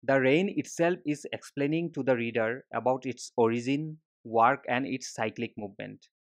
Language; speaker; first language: English; non-native, local second language; Assamese